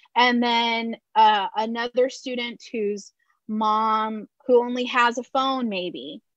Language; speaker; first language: English; early bilingual, other home language; Spanish